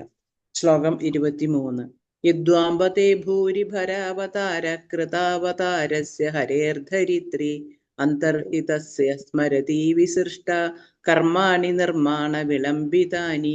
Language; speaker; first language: Malayalam; native; Malayalam